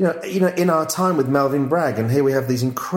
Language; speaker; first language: English; native; English